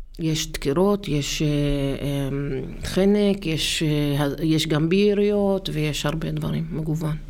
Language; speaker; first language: Hebrew; non-native, local second language; Arabic